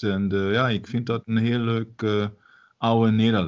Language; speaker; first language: Dutch; non-native, local second language; German